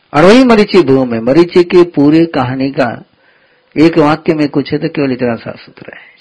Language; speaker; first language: Hindi; non-native, local second language; Gujarati